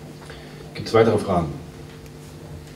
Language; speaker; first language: German; native; German